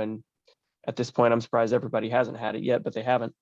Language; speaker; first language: English; native; English